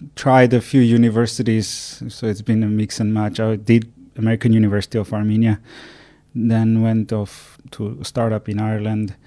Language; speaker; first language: English; non-native, fluent; Armenian